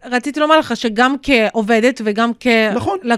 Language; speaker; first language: Hebrew; native; Hebrew